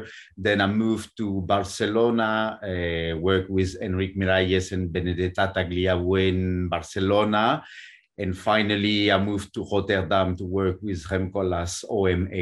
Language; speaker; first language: English; non-native, fluent; French